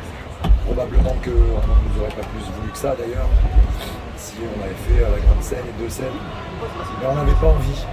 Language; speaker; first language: French; native; French